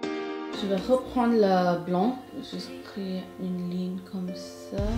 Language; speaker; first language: French; non-native, fluent; Hindi